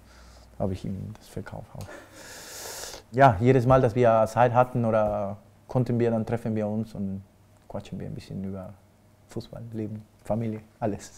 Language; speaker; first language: German; non-native, fluent; Spanish